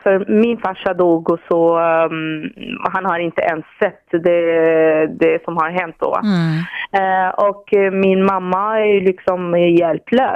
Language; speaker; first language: Swedish; non-native, fluent; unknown